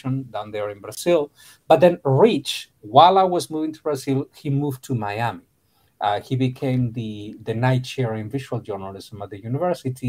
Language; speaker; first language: English; non-native, fluent; Spanish